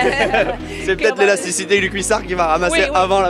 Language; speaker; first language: French; native; French